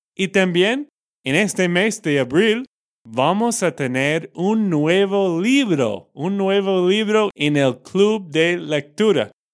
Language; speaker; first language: Spanish; non-native, fluent; English